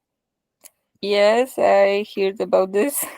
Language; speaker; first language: English; non-native, learner; Polish